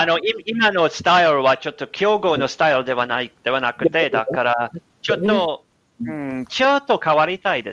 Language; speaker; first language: Japanese; non-native, learner; English